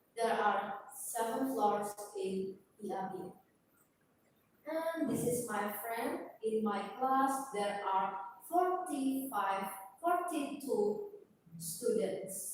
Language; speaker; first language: English; non-native, learner; Indonesian